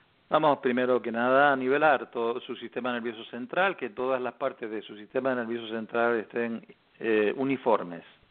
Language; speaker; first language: Spanish; native; Spanish